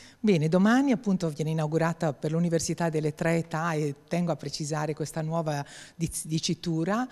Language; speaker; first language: Italian; native; Italian